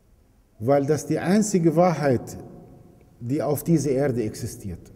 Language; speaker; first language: German; non-native, fluent; Arabic